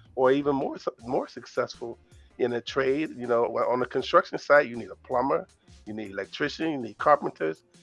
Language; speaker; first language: English; native; English